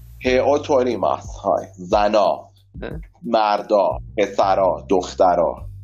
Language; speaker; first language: Japanese; non-native, learner; Persian